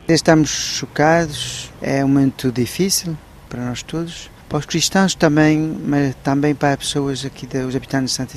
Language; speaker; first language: Portuguese; early bilingual, heritage; Portuguese